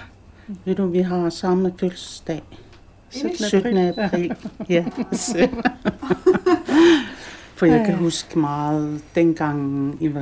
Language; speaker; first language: Danish; non-native, local second language; Kalaallisut